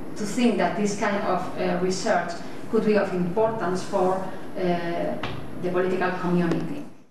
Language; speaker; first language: English; non-native, fluent; Spanish